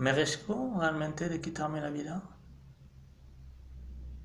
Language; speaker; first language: Spanish; non-native, fluent; French